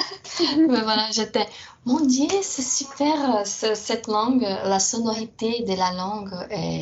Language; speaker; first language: French; non-native, fluent; Portuguese